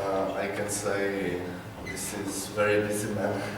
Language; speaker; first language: English; non-native, learner; Czech